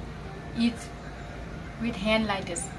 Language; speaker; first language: English; non-native, learner; Lao